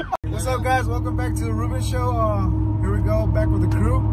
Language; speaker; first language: English; early bilingual, other home language; Spanish